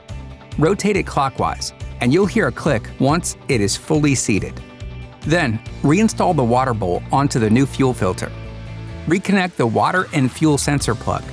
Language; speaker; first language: English; native; English